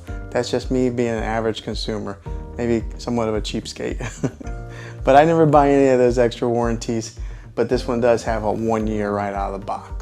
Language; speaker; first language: English; native; English